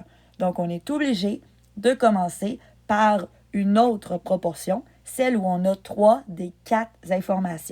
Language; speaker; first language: French; native; French